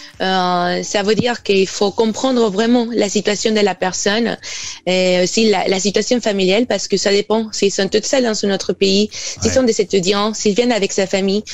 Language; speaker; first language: French; non-native, fluent; Spanish